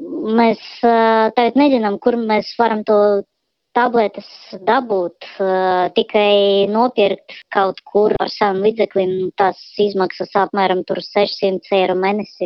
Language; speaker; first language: Latvian; non-native, local second language; Russian